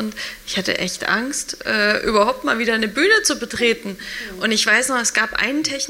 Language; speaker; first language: German; native; German